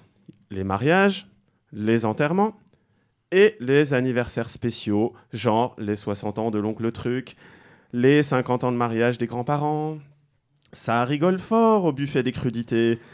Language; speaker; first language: French; native; French